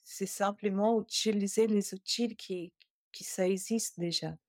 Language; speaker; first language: French; non-native, fluent; Portuguese